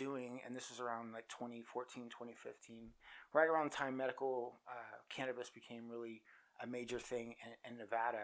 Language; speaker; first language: English; native; English